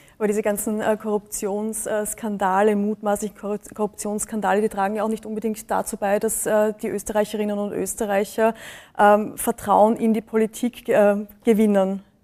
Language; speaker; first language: German; native; German